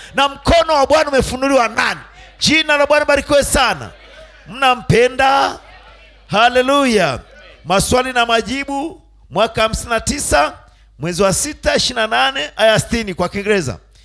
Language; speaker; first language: Swahili; native; Swahili